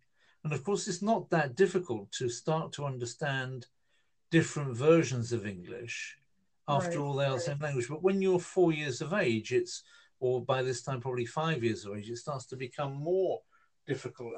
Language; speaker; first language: English; native; English